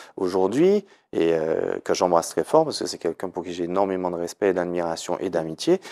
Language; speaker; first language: French; native; French